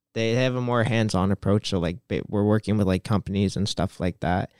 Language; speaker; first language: English; native; English